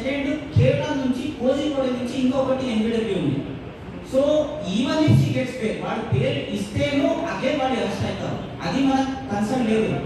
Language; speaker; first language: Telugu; non-native, local second language; Urdu